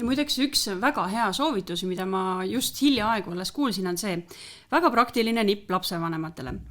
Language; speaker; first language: Estonian; native; Estonian